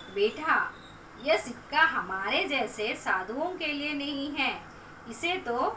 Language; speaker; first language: Hindi; non-native, local second language; Telugu